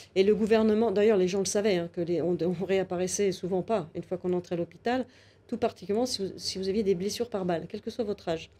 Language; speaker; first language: French; native; French